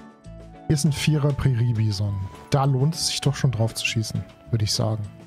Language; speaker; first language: German; native; German